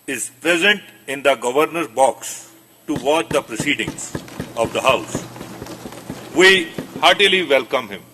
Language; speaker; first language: English; non-native, local second language; Punjabi